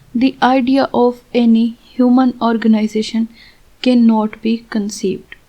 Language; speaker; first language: English; non-native, local second language; Urdu